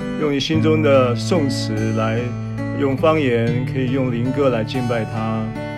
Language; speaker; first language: Chinese; native; Chinese